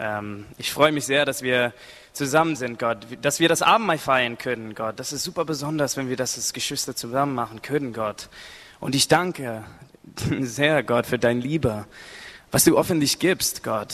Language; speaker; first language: German; non-native, learner; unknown